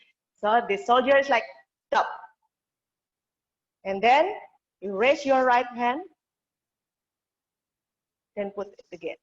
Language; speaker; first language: English; non-native, learner; Indonesian